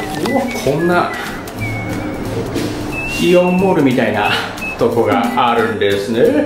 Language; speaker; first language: Japanese; native; Japanese